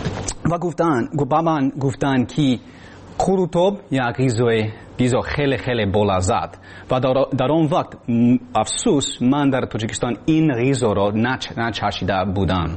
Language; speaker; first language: Tajik; non-native, learner; English